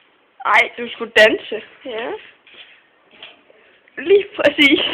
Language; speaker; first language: Danish; native; Danish